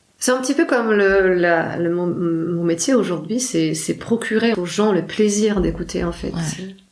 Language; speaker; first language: French; non-native, fluent; Polish